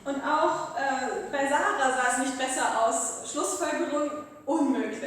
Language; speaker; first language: German; native; German